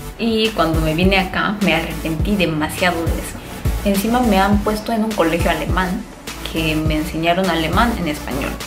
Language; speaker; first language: Spanish; early bilingual, heritage; Korean